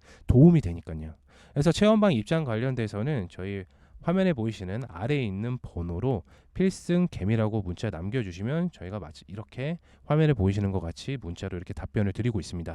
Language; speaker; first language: Korean; native; Korean